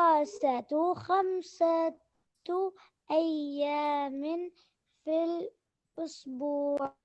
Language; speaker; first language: Arabic; non-native, learner; English